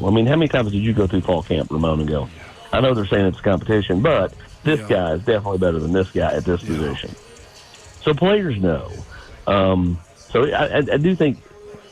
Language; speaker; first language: English; native; English